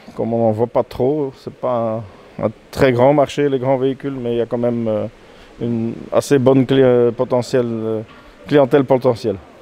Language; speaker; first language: French; non-native, local second language; Dutch